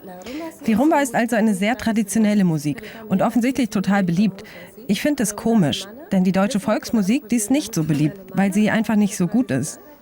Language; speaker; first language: German; native; German